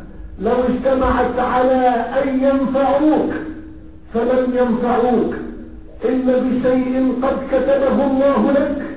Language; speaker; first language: Arabic; native; Arabic